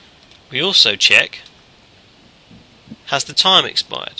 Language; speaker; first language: English; native; English